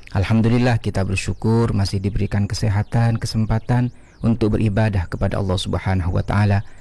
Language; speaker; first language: Indonesian; non-native, local second language; Madurese